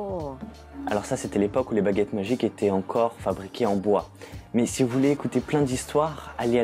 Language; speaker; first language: French; native; French